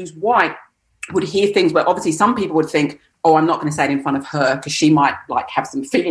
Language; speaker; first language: English; native; English